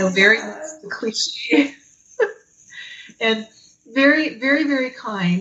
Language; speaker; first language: English; native; English